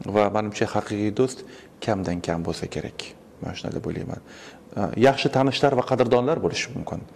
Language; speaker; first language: Uzbek; non-native, local second language; Russian